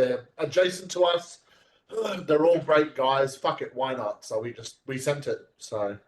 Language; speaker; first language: English; native; English